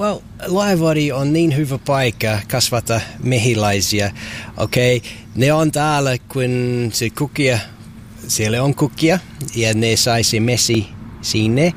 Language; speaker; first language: Finnish; non-native, learner; English